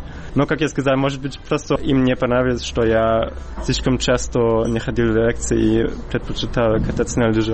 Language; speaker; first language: Russian; non-native, fluent; German